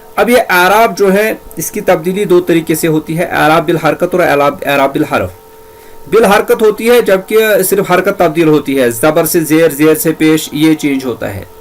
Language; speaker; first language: Urdu; native; Urdu